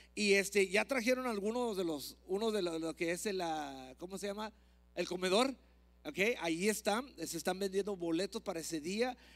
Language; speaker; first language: Spanish; early bilingual, heritage; Spanish